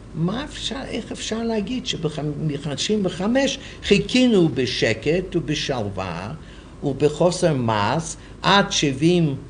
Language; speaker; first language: Hebrew; non-native, fluent; English